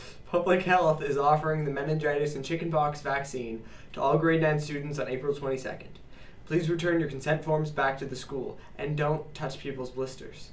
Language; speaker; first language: English; native; English